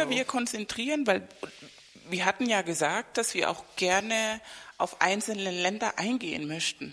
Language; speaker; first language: German; non-native, fluent; Spanish